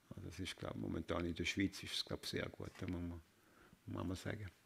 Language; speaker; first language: German; native; German